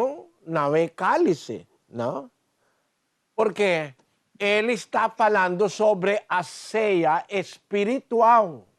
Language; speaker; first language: Portuguese; non-native, learner; Filipino